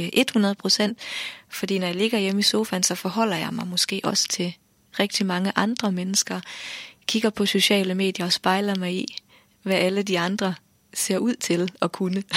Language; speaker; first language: Danish; native; Danish